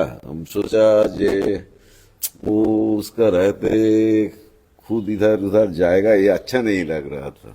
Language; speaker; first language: Hindi; non-native, local second language; Bangla